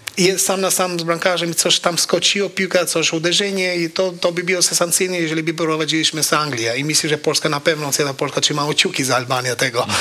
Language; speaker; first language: Polish; non-native, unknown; Albanian